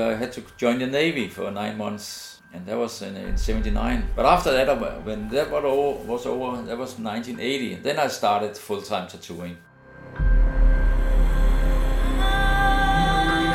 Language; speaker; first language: English; non-native, fluent; Danish